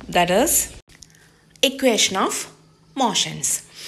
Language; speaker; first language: English; non-native, local second language; Malayalam